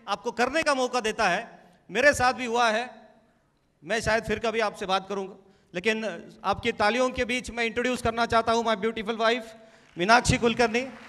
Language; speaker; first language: Hindi; non-native, local second language; Marathi